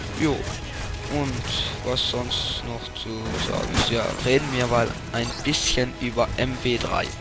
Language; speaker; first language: German; native; German